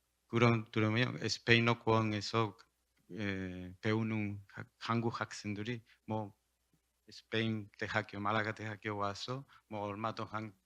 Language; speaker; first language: Korean; non-native, learner; Spanish